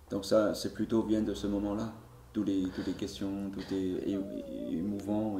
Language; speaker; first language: French; non-native, learner; Chinese